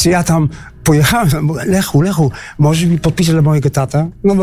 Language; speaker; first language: Polish; non-native, fluent; Dutch